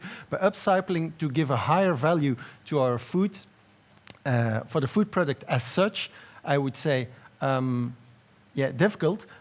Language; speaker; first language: English; non-native, fluent; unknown